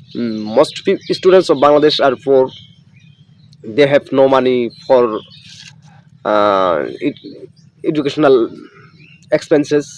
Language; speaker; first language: English; non-native, local second language; Bangla